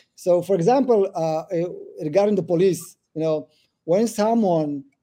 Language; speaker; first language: English; early bilingual, other home language; Amharic